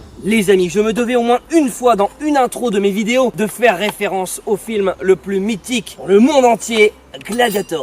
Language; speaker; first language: French; native; French